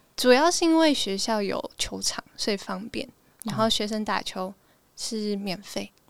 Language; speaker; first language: Chinese; early bilingual, heritage; Chinese